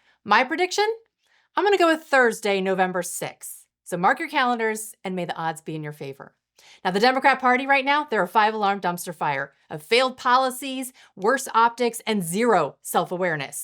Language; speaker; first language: English; native; English